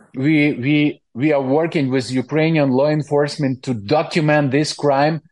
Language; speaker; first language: English; non-native, fluent; Ukrainian